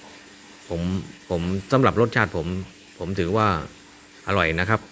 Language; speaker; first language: Thai; native; Thai